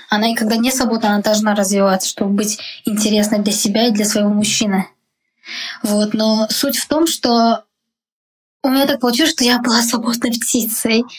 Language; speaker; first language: Russian; non-native, local second language; Tajik